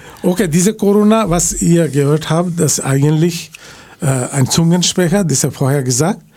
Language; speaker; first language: German; non-native, learner; Bangla